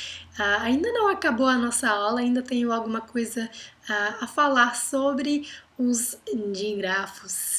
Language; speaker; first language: Portuguese; non-native, fluent; Dutch